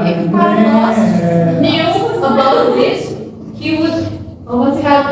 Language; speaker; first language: English; non-native, fluent; Indonesian